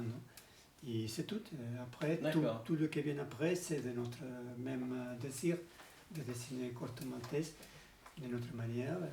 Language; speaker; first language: French; non-native, learner; Spanish